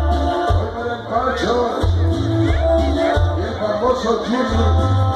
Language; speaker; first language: Spanish; native; Spanish